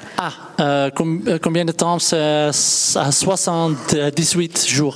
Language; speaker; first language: French; non-native, learner; Dutch